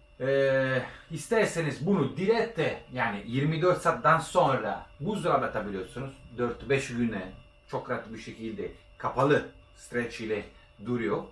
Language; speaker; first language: Turkish; non-native, learner; Italian